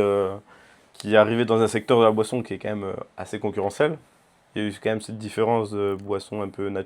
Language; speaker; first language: French; native; French